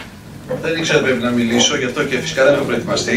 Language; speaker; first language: Greek; native; Greek